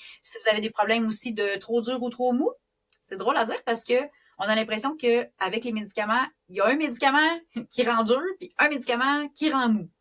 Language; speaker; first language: French; native; French